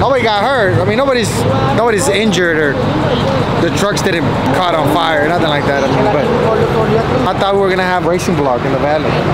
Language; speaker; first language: English; early bilingual, other home language; Spanish